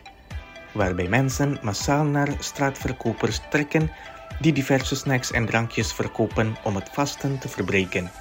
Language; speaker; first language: Dutch; non-native, fluent; Indonesian